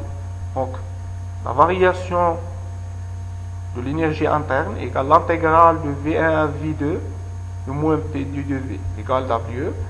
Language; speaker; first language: French; non-native, local second language; Arabic